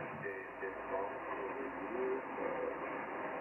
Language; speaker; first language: French; non-native, learner; German